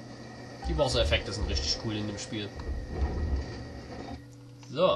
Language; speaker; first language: German; native; German